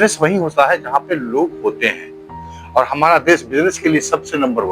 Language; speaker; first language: Hindi; native; Hindi